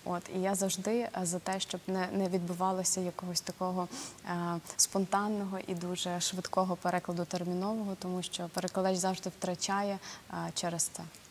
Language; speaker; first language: Ukrainian; native; Ukrainian